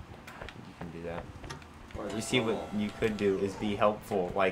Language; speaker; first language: English; native; English